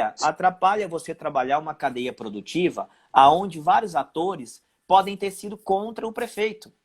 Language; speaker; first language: Portuguese; native; Portuguese